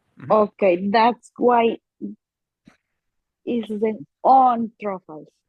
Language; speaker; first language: English; non-native, learner; Spanish